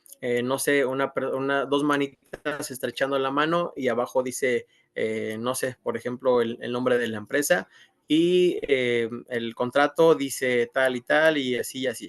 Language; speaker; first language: Spanish; native; Spanish